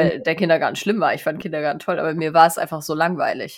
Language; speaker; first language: German; native; German